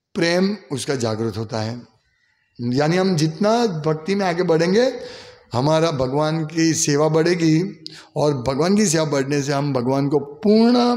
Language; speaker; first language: Hindi; non-native, local second language; Gujarati